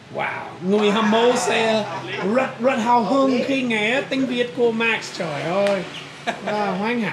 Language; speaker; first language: Vietnamese; non-native, learner; English